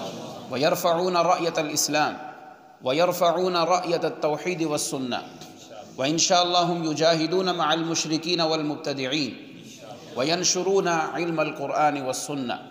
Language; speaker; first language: Arabic; non-native, fluent; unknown